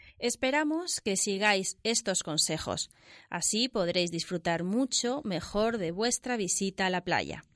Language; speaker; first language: Spanish; native; Spanish